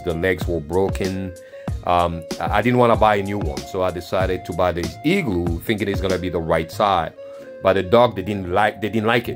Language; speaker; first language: English; non-native, fluent; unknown